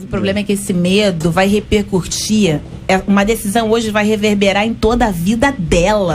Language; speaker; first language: Portuguese; native; Portuguese